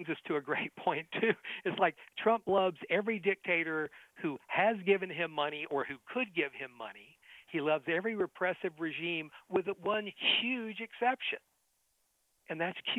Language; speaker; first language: English; native; English